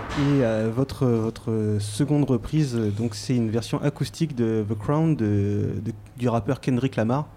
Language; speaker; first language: French; native; French